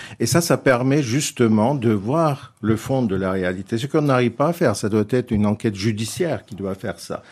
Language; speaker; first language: French; non-native, fluent; Turkish